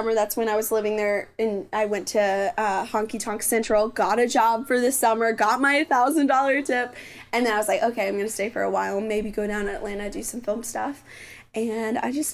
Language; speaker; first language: English; native; English